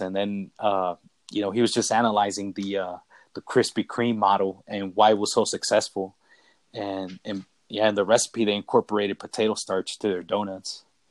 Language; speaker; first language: English; early bilingual, other home language; Spanish